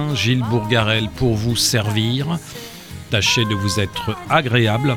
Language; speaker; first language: French; native; French